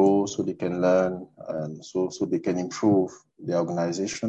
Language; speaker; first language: English; non-native, local second language; French